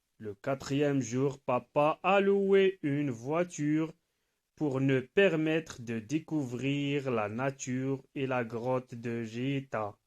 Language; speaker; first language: French; non-native, local second language; Arabic